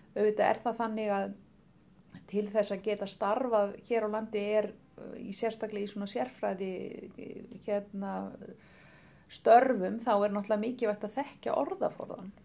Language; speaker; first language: Icelandic; native; Icelandic